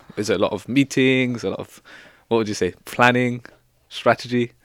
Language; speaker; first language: English; native; English